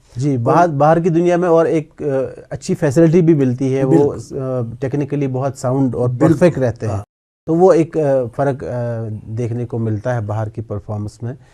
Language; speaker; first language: Urdu; non-native, local second language; Kashmiri